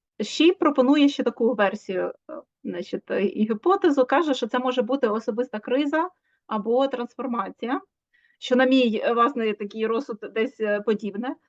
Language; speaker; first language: Ukrainian; native; Ukrainian